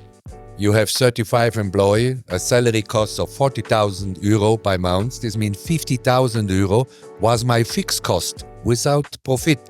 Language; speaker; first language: English; non-native, learner; German